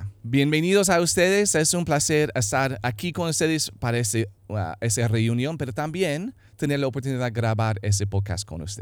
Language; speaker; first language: Spanish; non-native, fluent; English